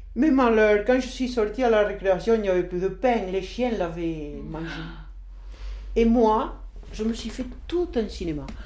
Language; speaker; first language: French; non-native, local second language; Occitan